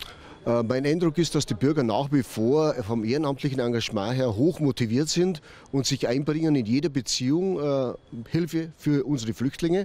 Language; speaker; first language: German; native; German